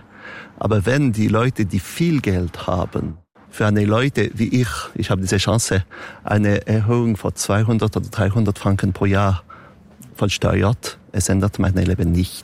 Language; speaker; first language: German; non-native, local second language; French